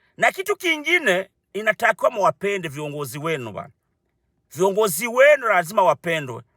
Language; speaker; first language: Swahili; non-native, local second language; Rundi